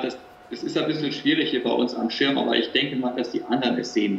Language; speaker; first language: German; native; German